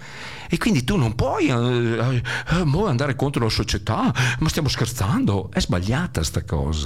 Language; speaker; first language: Italian; native; Italian